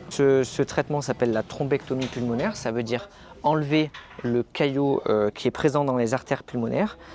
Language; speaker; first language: French; native; French